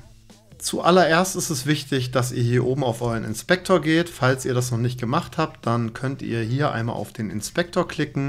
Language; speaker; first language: German; native; German